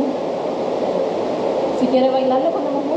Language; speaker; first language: Spanish; native; Spanish